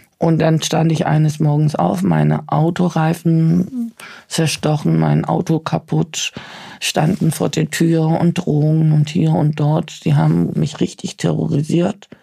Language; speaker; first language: German; early bilingual, other home language; Turkish